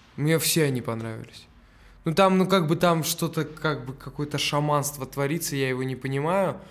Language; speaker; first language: Russian; native; Russian